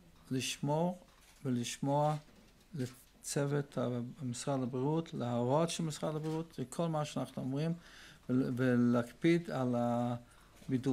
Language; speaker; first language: Hebrew; non-native, fluent; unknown